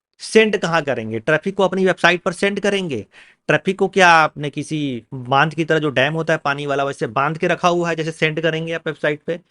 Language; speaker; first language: Hindi; native; Hindi